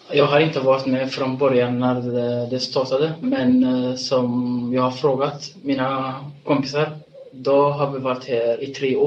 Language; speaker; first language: Swedish; non-native, fluent; Tigrinya